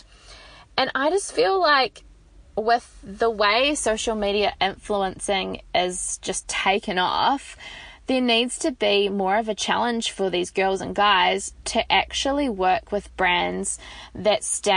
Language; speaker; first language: English; native; English